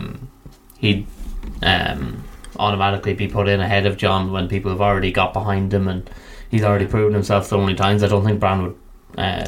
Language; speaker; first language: English; native; English